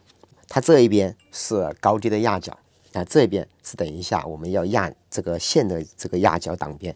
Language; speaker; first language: Chinese; native; Chinese